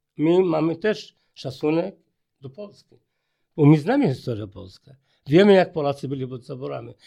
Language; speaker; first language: Polish; non-native, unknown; Arabic